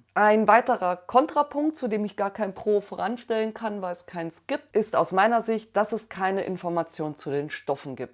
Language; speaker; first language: German; native; German